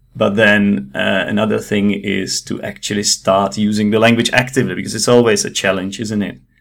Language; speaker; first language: English; non-native, fluent; Czech